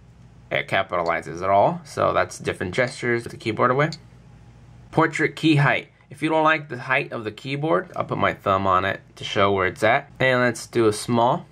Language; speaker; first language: English; native; English